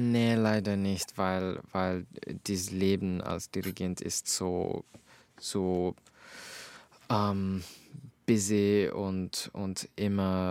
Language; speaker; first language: German; non-native, fluent; Finnish